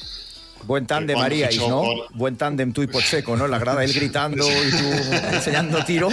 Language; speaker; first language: Spanish; native; Spanish